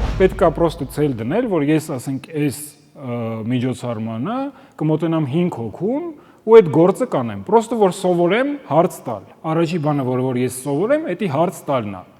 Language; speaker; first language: Armenian; early bilingual, heritage; Armenian